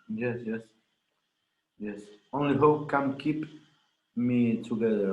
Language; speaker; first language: English; non-native, learner; Spanish